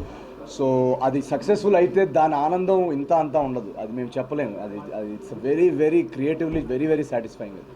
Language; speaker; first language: Telugu; native; Telugu